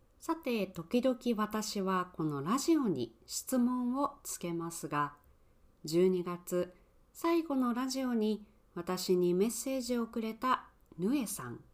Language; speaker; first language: Japanese; native; Japanese